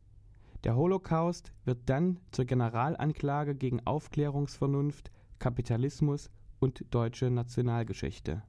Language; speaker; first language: German; native; German